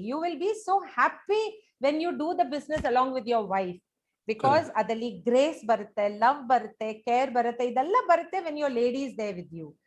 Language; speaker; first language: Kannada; non-native, fluent; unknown